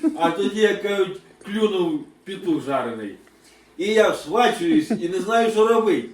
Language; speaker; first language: Ukrainian; non-native, local second language; Russian